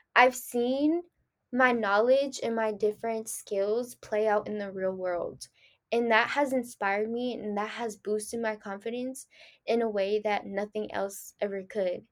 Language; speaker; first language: English; early bilingual, other home language; Spanish